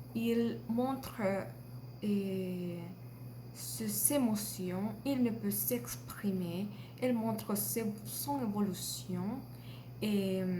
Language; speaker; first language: French; non-native, learner; Spanish